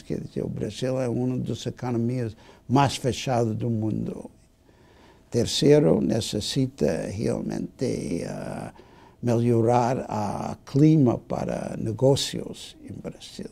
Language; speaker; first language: Portuguese; non-native, fluent; English